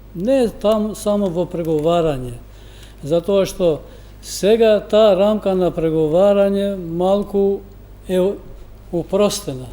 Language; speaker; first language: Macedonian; non-native, local second language; Albanian